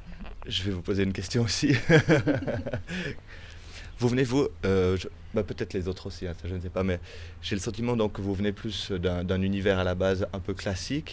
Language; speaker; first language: French; native; French